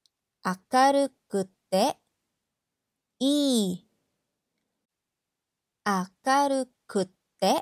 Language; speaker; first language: Japanese; non-native, fluent; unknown